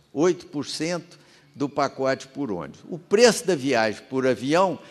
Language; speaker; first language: Portuguese; native; Portuguese